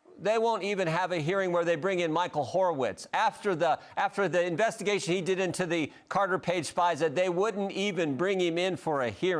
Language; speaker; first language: English; native; English